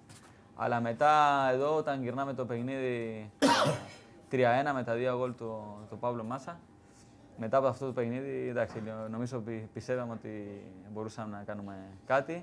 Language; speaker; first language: Greek; non-native, fluent; Spanish